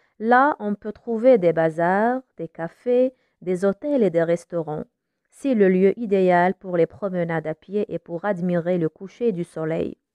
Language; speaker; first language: French; non-native, local second language; Arabic